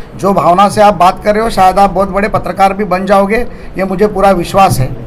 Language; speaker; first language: Hindi; non-native, local second language; Marathi